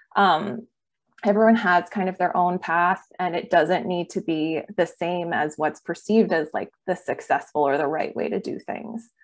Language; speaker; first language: English; native; English